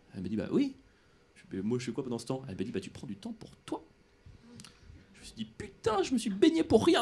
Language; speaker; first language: French; native; French